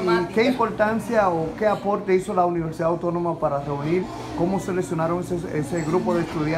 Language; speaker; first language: Spanish; native; Spanish